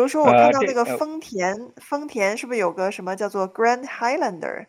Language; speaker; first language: Chinese; native; Chinese